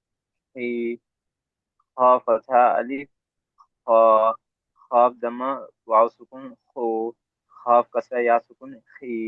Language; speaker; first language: Arabic; non-native, learner; Telugu